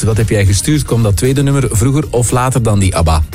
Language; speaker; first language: Dutch; native; Dutch